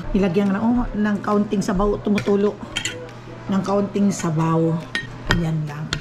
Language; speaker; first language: Filipino; non-native, local second language; Aklanon